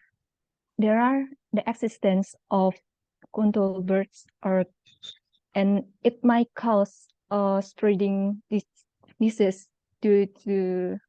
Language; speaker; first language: English; non-native, local second language; Indonesian